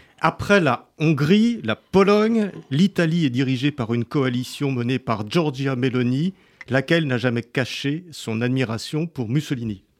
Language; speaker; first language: French; native; French